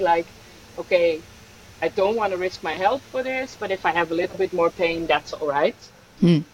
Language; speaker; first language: English; non-native, fluent; Dutch